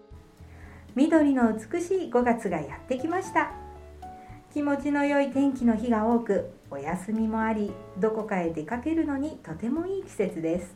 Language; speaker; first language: Japanese; native; Japanese